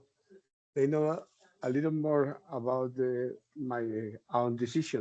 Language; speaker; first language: English; non-native, learner; Spanish